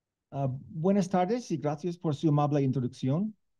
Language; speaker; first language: Spanish; non-native, learner; English